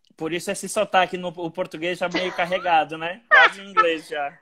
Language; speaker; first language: Portuguese; native; Portuguese